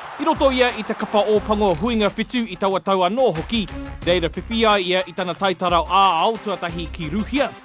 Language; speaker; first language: Māori; non-native, local second language; English